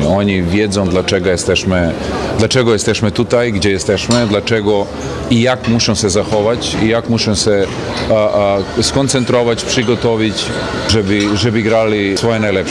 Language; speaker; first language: Polish; non-native, fluent; Serbian